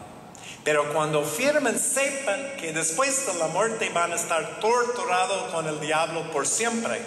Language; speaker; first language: Spanish; non-native, learner; English